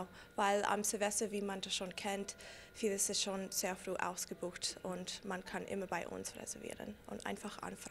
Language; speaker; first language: German; non-native, fluent; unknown